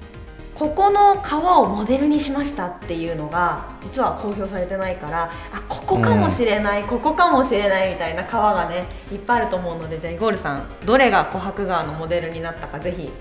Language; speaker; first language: Japanese; native; Japanese